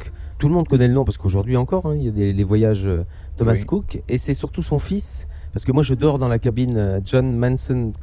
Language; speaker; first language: French; native; French